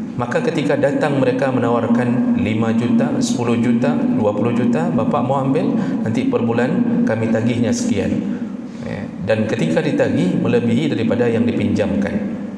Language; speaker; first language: Malay; non-native, local second language; Achinese